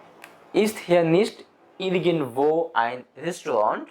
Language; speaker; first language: German; non-native, fluent; Bangla